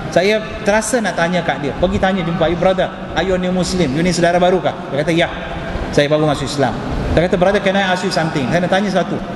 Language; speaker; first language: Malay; non-native, local second language; Tamil